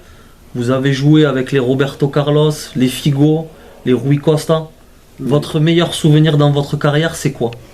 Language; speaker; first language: French; native; French